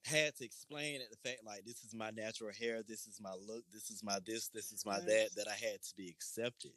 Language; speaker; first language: English; native; English